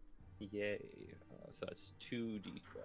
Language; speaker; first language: English; native; English